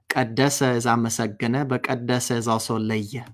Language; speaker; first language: English; native; English